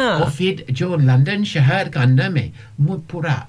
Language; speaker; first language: Hindi; non-native, learner; English